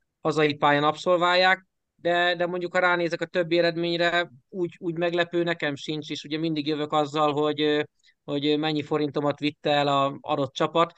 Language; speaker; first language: Hungarian; native; Hungarian